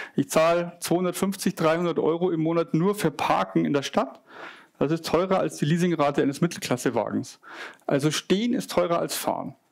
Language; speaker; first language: German; native; German